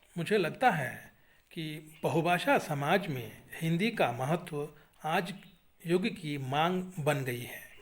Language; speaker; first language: Hindi; non-native, local second language; Kannada